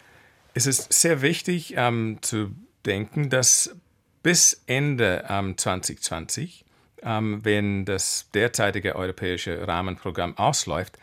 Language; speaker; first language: German; non-native, fluent; English